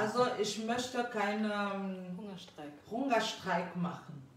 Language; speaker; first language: German; non-native, fluent; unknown